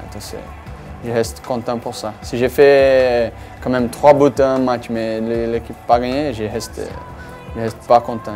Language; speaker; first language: French; non-native, learner; Portuguese